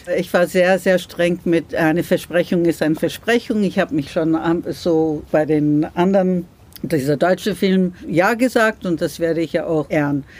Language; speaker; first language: German; non-native, fluent; English